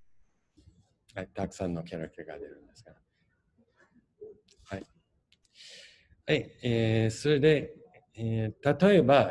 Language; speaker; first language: Japanese; non-native, fluent; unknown